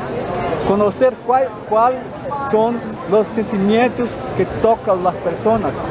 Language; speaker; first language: Spanish; non-native, fluent; Portuguese